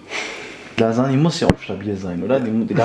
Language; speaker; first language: German; native; German